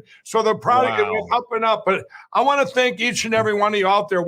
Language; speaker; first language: English; native; English